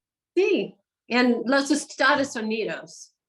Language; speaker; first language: Spanish; non-native, learner; English